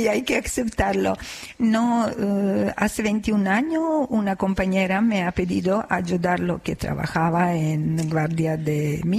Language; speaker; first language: Spanish; non-native, learner; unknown